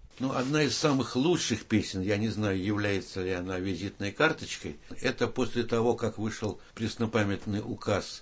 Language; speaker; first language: Russian; native; Russian